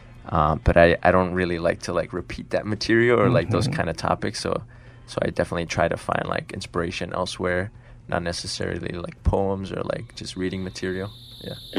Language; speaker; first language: English; early bilingual, other home language; Spanish